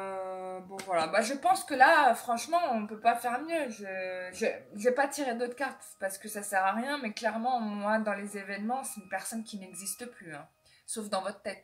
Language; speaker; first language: French; native; French